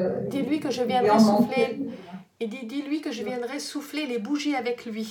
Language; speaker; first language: French; native; French